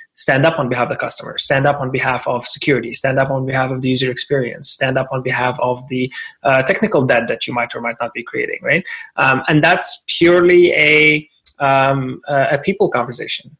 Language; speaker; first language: English; non-native, fluent; Arabic